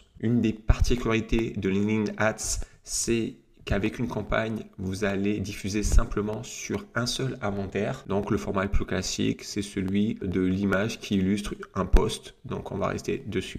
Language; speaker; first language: French; native; French